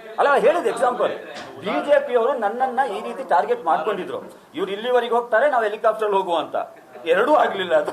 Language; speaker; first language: Kannada; native; Kannada